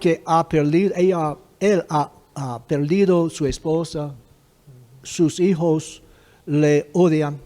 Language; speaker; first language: Spanish; non-native, fluent; English